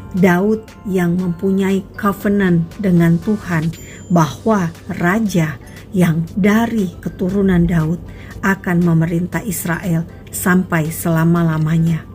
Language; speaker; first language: Indonesian; native; Indonesian